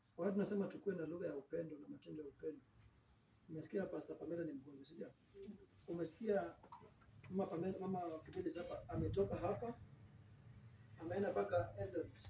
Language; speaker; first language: Swahili; native; Swahili